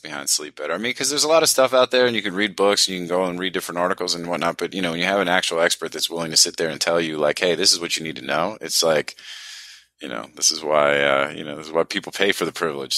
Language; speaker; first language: English; native; English